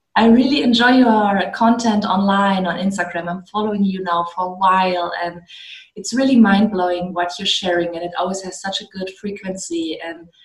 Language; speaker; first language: English; non-native, fluent; German